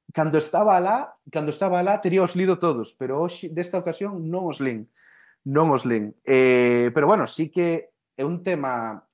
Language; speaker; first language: Galician; native; Galician